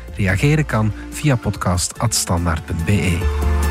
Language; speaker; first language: Dutch; native; Dutch